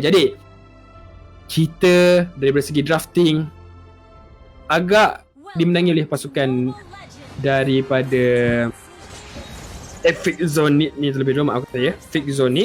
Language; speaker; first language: Malay; native; Malay